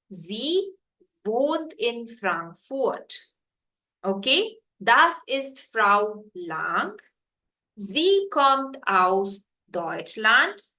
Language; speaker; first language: German; non-native, fluent; Hindi